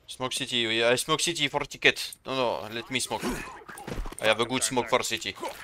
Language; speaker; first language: English; non-native, learner; French